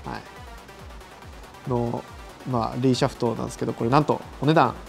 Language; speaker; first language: Japanese; native; Japanese